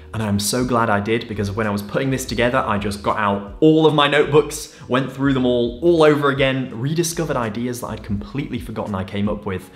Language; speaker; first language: English; native; English